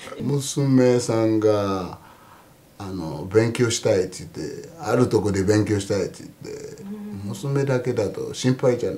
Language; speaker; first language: Japanese; non-native, fluent; Yoruba